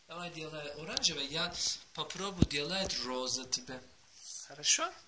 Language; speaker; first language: Russian; non-native, learner; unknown